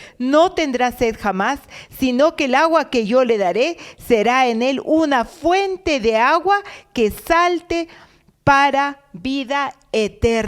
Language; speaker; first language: Spanish; native; Spanish